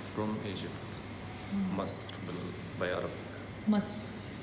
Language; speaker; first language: English; non-native, learner; Arabic